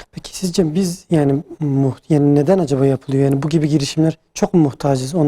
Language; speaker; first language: Turkish; native; Turkish